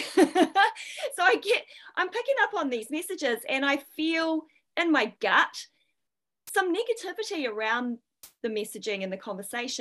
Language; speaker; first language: English; native; English